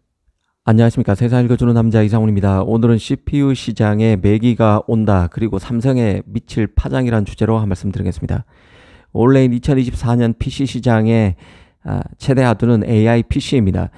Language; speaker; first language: Korean; native; Korean